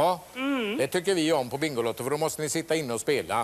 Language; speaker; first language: Swedish; native; Swedish